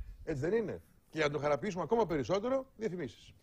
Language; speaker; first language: Greek; native; Greek